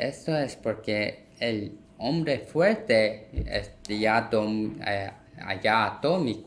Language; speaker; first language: Spanish; non-native, learner; Korean